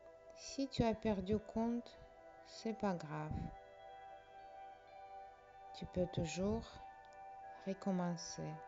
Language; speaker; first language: French; non-native, fluent; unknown